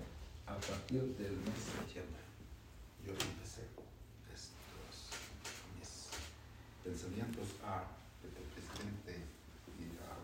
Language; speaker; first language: Spanish; non-native, learner; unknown